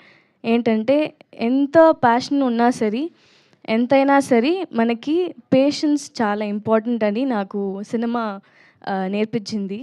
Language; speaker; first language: Telugu; non-native, learner; Tamil